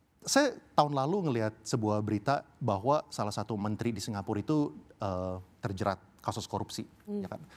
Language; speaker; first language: Indonesian; early bilingual, heritage; Indonesian